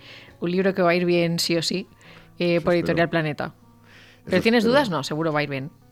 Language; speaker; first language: Spanish; native; Spanish